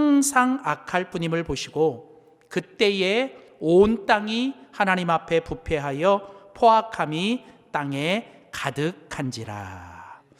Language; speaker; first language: Korean; native; Korean